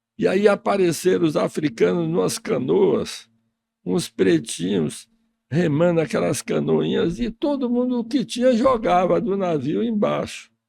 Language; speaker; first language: Portuguese; early bilingual, other home language; Russian